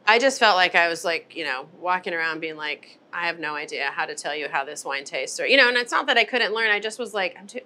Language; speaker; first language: English; native; English